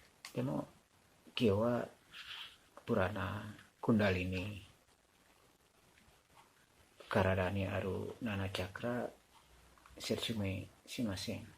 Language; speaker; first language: Japanese; non-native, learner; Indonesian